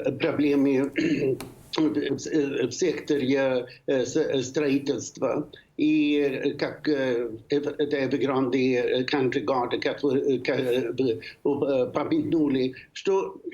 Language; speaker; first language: Russian; non-native, fluent; Swedish